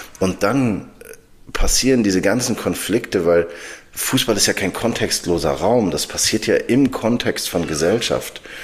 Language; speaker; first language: German; early bilingual, other home language; Arabic